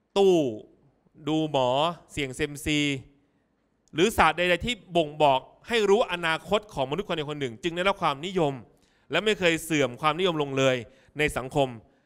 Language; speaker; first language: Thai; native; Thai